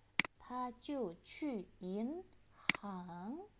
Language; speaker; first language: Chinese; non-native, fluent; Indonesian